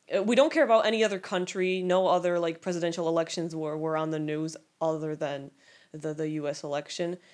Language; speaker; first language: English; non-native, fluent; Polish